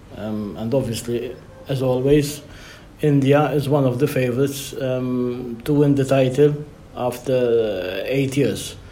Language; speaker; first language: English; non-native, local second language; Maltese